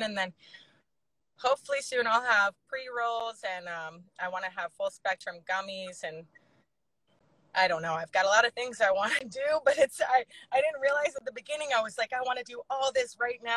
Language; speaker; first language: English; native; English